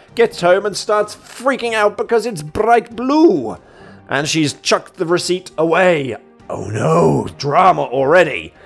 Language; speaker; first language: English; native; English